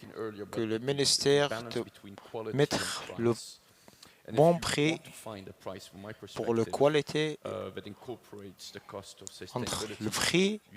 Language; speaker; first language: French; non-native, learner; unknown